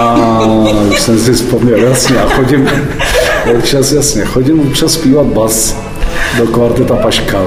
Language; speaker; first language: Czech; native; Czech